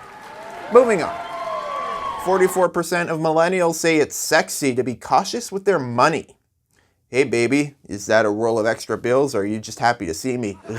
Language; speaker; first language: English; native; English